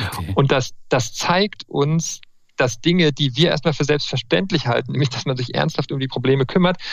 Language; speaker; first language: German; native; German